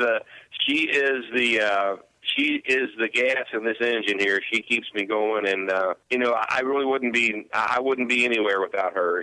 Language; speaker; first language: English; native; English